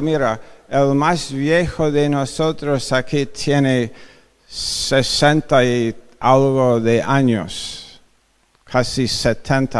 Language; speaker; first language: Spanish; non-native, fluent; English